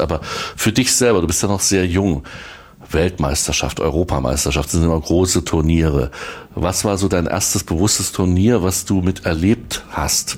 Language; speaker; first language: German; native; German